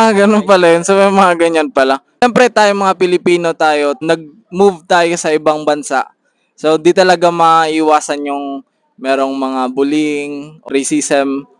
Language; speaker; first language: Filipino; native; Filipino